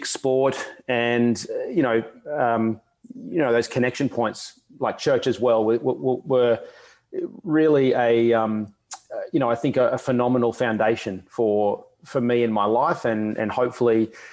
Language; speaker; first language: English; native; English